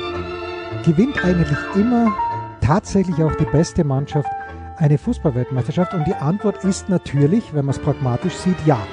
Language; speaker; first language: German; native; German